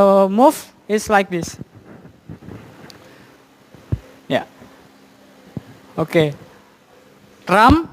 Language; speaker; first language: English; non-native, fluent; Indonesian